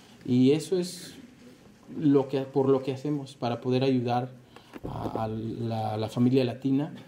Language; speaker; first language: Spanish; early bilingual, heritage; Spanish